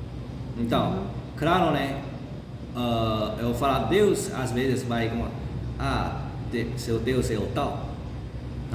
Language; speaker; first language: Portuguese; non-native, fluent; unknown